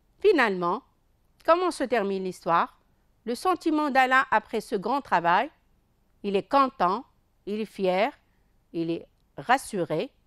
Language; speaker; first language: French; non-native, local second language; Arabic